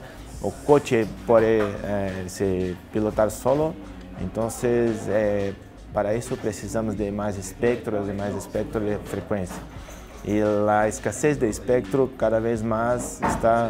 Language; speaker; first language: Spanish; non-native, learner; Portuguese